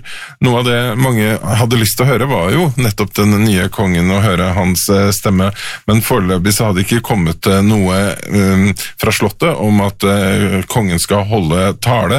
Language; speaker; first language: Norwegian; native; Norwegian